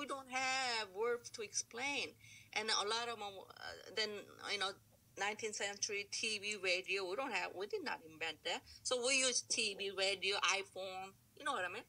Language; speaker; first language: English; non-native, fluent; Korean